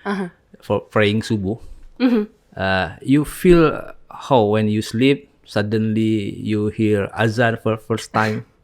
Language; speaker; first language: English; non-native, learner; Indonesian